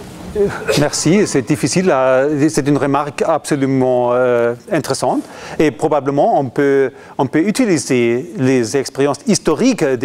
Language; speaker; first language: French; non-native, fluent; German